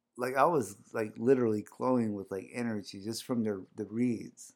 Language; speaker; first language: English; early bilingual, other home language; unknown